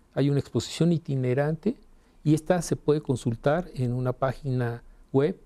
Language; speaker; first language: Spanish; native; Spanish